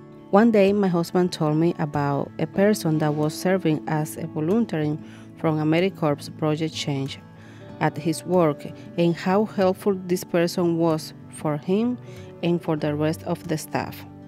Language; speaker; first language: English; non-native, fluent; Spanish